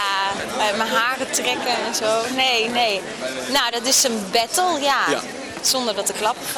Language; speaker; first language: Dutch; native; Dutch